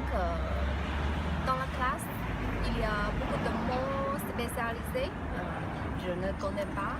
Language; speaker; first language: French; non-native, learner; Chinese